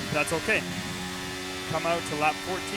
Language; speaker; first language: English; native; English